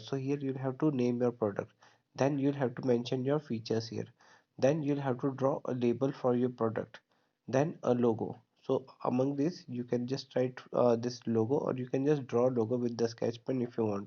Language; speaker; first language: English; non-native, local second language; Hindi